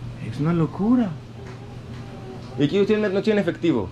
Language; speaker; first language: Spanish; non-native, fluent; Greek